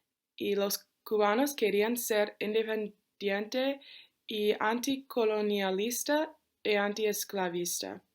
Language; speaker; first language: Spanish; non-native, learner; English